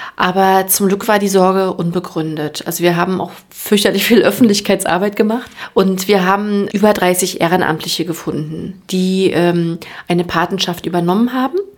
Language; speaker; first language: German; native; German